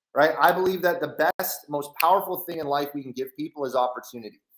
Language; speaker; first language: English; native; English